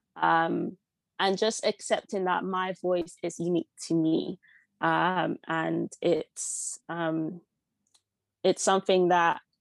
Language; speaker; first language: English; early bilingual, other home language; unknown